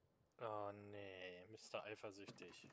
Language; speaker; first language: German; native; German